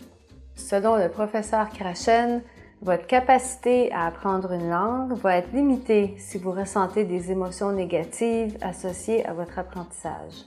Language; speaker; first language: French; native; French